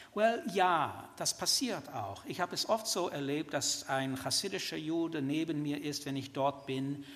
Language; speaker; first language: German; non-native, fluent; English